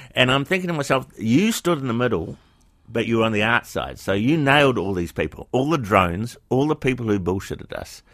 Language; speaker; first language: English; native; English